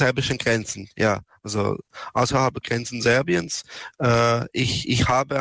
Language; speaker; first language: German; non-native, learner; Serbian